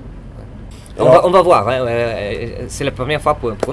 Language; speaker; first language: French; non-native, learner; Italian